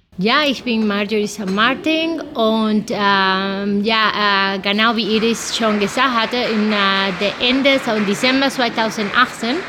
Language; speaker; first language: German; non-native, fluent; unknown